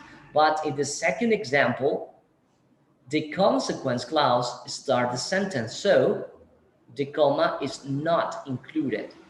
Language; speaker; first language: English; non-native, fluent; Spanish